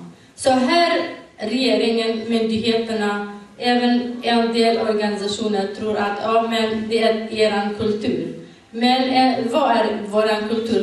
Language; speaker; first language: Swedish; non-native, fluent; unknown